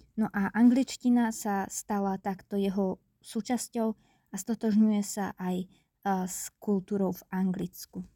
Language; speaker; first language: Slovak; native; Slovak